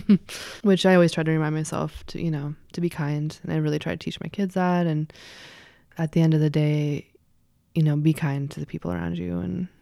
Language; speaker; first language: English; native; English